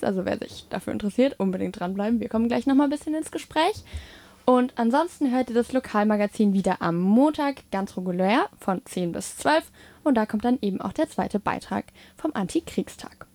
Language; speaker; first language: German; native; German